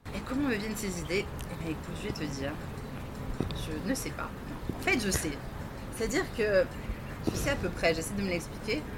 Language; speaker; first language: French; native; French